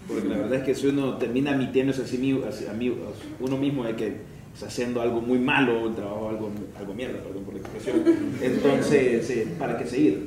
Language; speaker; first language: Spanish; native; Spanish